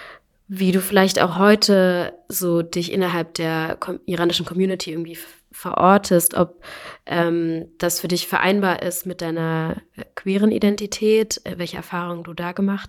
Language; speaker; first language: German; native; German